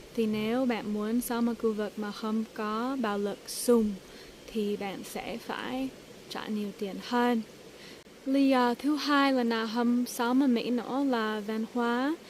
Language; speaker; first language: Vietnamese; early bilingual, heritage; English